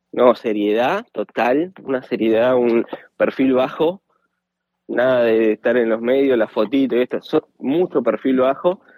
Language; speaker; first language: Spanish; native; Spanish